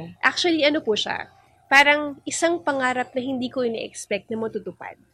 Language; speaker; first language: Filipino; native; Filipino